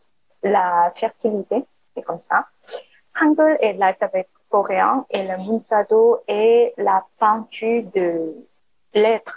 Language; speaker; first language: French; non-native, learner; Korean